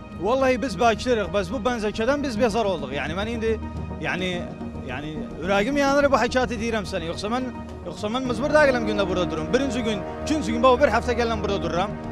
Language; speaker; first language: Turkish; native; Turkish